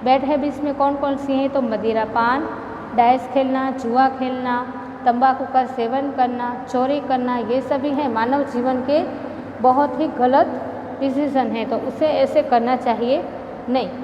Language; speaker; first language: Hindi; non-native, local second language; Gujarati